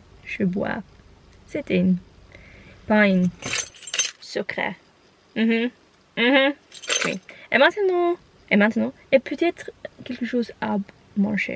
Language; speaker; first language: French; non-native, learner; Norwegian